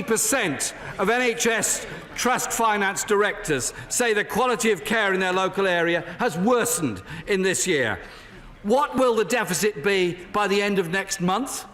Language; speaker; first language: English; native; English